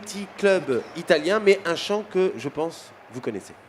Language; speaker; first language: French; native; French